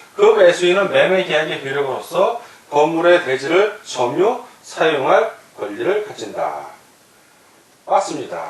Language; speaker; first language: Korean; native; Korean